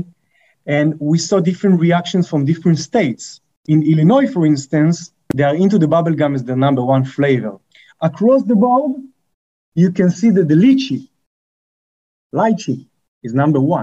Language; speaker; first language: English; non-native, fluent; Hebrew